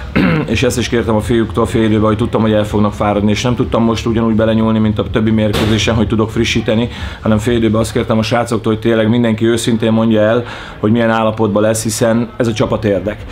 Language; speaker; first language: Hungarian; native; Hungarian